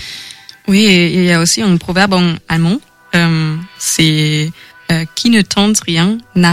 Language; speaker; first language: French; non-native, learner; German